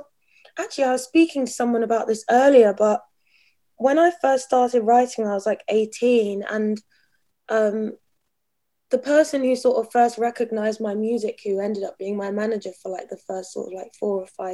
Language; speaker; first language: English; native; English